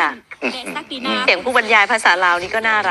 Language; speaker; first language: Thai; native; Thai